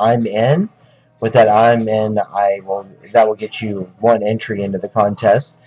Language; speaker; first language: English; native; English